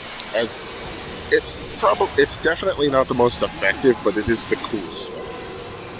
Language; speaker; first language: English; native; English